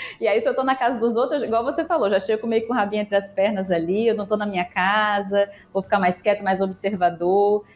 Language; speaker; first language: Portuguese; native; Portuguese